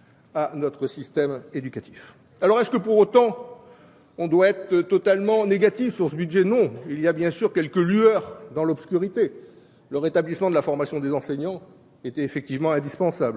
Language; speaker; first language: French; native; French